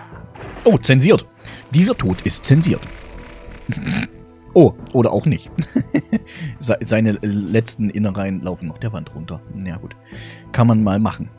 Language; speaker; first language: German; native; German